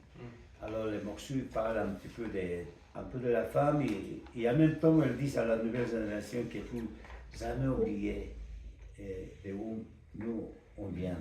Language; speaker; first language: French; non-native, fluent; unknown